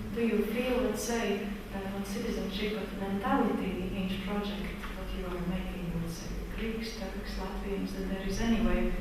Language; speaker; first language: English; non-native, fluent; Latvian